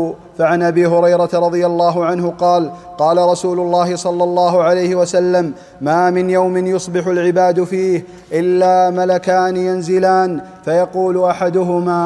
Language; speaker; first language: Arabic; native; Arabic